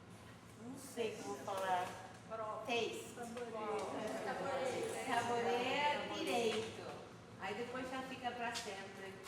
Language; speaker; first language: Portuguese; non-native, fluent; Spanish